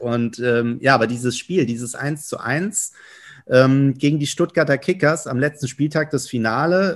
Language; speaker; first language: German; native; German